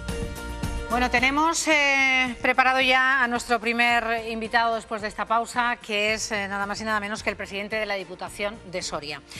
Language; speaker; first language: Spanish; native; Spanish